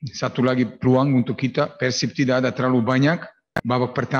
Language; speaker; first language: Indonesian; non-native, learner; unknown